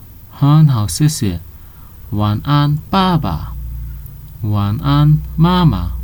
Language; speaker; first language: Chinese; non-native, fluent; Nepali